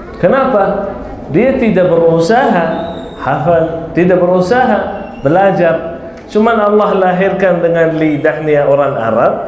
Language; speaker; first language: Malay; non-native, fluent; Arabic